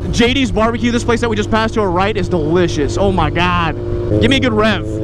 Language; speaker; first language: English; native; English